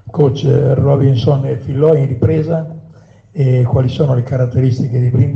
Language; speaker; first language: Italian; native; Italian